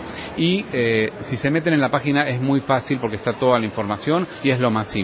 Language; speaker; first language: Spanish; native; Spanish